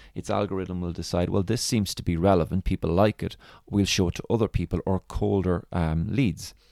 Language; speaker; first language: English; native; English